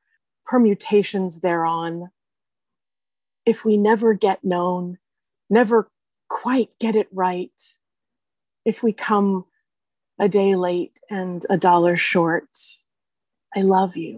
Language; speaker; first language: English; native; English